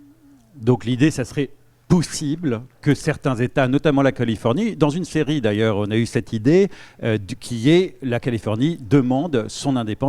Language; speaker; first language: French; native; French